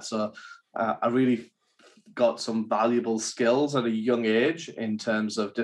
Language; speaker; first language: English; native; English